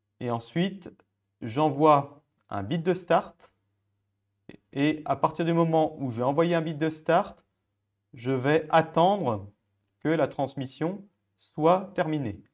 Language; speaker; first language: French; native; French